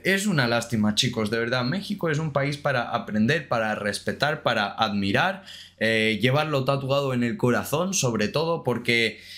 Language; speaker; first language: Spanish; non-native, fluent; Ukrainian